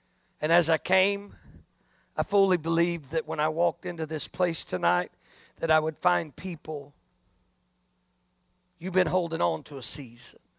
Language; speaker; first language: English; native; English